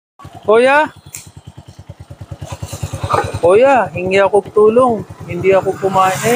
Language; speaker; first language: Filipino; non-native, learner; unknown